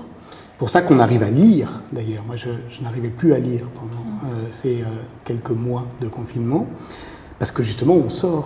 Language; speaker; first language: French; native; French